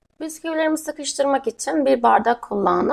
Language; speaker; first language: Turkish; native; Turkish